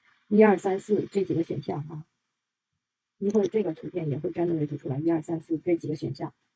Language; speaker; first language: Chinese; native; Chinese